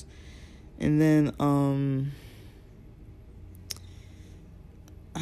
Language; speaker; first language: English; native; English